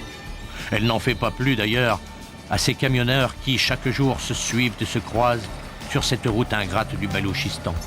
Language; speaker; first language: French; native; French